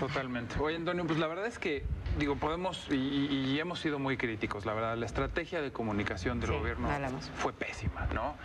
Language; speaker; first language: Spanish; native; Spanish